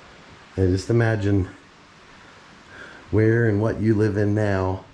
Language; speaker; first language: English; native; English